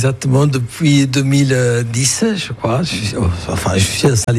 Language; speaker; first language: French; non-native, fluent; Italian